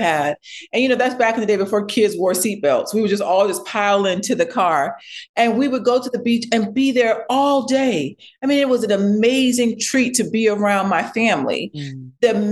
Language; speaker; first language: English; native; English